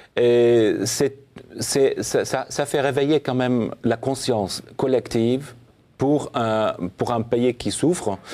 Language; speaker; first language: French; non-native, fluent; Assyrian Neo-Aramaic